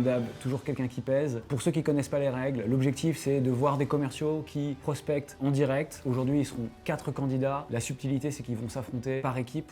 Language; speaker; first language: French; native; French